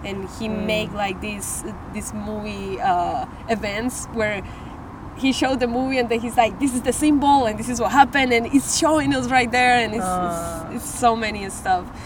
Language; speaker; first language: English; non-native, fluent; Spanish